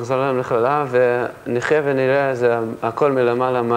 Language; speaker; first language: Hebrew; early bilingual, heritage; English